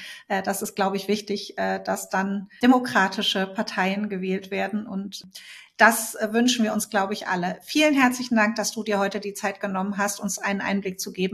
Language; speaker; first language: German; native; German